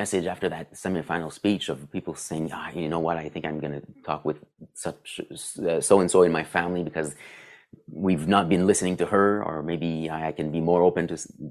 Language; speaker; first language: English; non-native, fluent; French